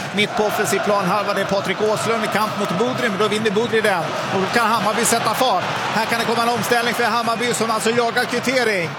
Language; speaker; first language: Swedish; native; Swedish